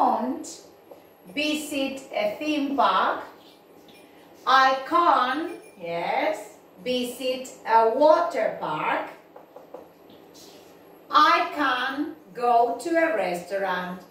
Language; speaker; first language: English; non-native, fluent; Spanish